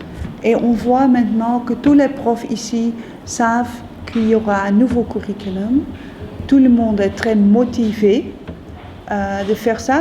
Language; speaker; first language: French; non-native, fluent; Dutch